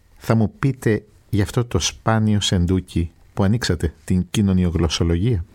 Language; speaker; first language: Greek; native; Greek